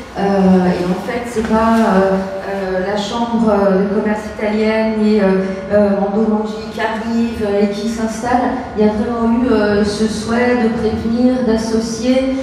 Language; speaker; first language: French; native; French